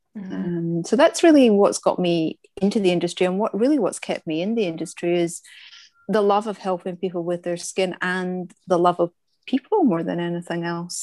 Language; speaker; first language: English; native; English